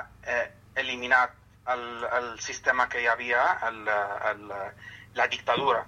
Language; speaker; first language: Catalan; non-native, fluent; Arabic